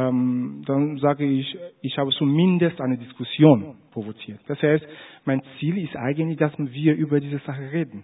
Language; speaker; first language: German; non-native, fluent; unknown